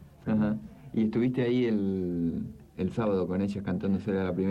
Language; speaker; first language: Spanish; native; Spanish